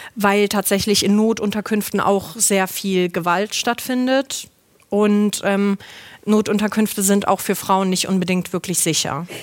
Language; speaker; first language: German; non-native, local second language; Luxembourgish